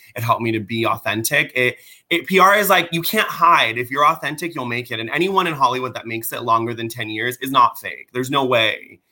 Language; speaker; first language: English; early bilingual, other home language; Persian